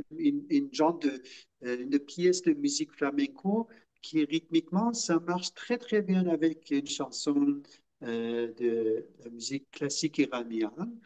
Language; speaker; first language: French; non-native, fluent; Persian